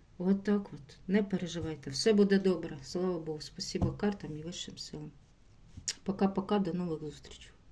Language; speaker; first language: Ukrainian; non-native, local second language; Russian